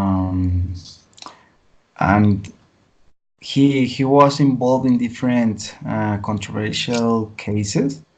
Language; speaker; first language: English; non-native, learner; Spanish